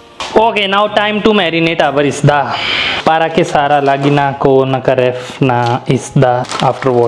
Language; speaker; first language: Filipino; non-native, learner; Punjabi